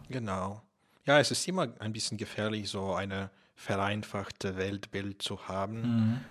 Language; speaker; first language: German; non-native, fluent; Russian